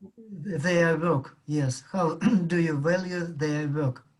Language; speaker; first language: English; non-native, learner; Russian